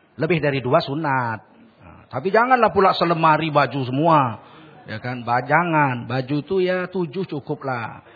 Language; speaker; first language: Indonesian; native; Indonesian